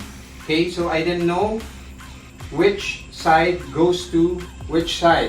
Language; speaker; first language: English; non-native, local second language; Filipino